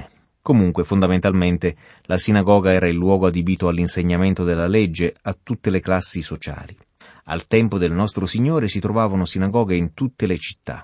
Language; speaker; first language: Italian; native; Italian